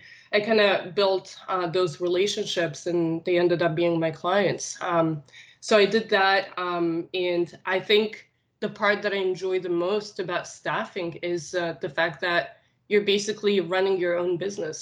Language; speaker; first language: English; non-native, fluent; Arabic